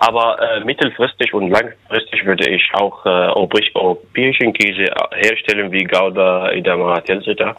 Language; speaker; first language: German; non-native, fluent; Arabic